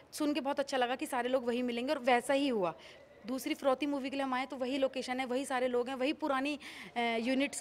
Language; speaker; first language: Hindi; native; Hindi